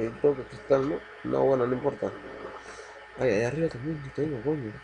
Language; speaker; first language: Spanish; native; Spanish